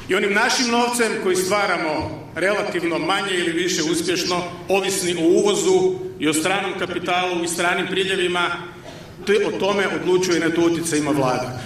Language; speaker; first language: Croatian; native; Croatian